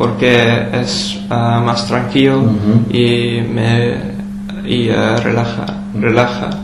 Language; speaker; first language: Spanish; non-native, learner; English